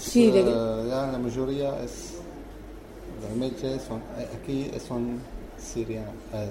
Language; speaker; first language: Catalan; non-native, learner; Arabic